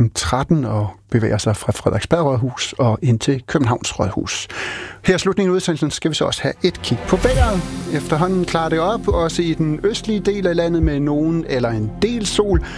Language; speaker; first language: Danish; native; Danish